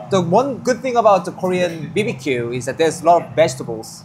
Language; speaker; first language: English; non-native, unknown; Korean